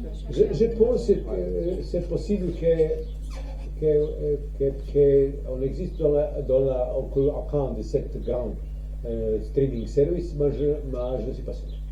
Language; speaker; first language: French; non-native, learner; Croatian